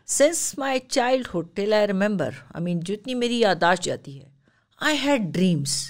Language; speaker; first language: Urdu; non-native, local second language; Pashto